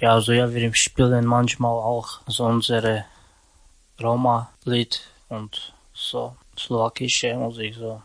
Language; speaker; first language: German; non-native, learner; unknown